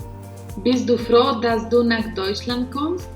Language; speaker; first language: German; non-native, learner; Macedonian